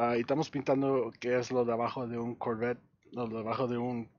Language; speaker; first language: Spanish; early bilingual, heritage; Spanish